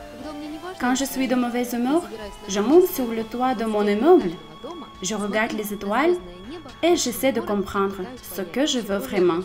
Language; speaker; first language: French; non-native, fluent; Russian